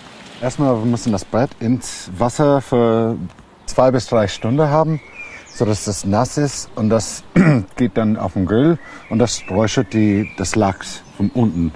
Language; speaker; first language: German; non-native, fluent; English